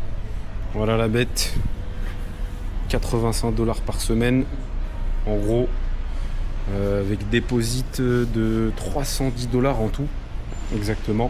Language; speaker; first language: French; native; French